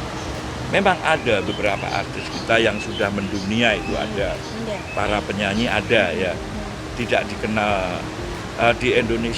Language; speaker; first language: Indonesian; native; Indonesian